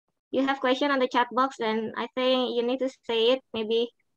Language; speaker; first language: English; non-native, fluent; Indonesian